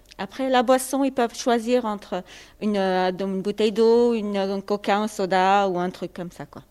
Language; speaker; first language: French; non-native, fluent; Portuguese